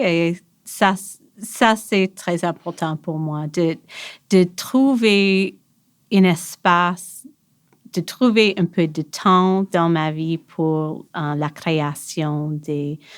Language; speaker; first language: French; non-native, local second language; English